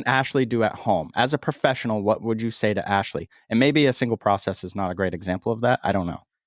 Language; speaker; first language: English; native; English